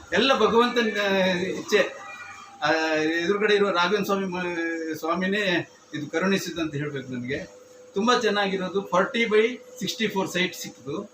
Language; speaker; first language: Kannada; native; Kannada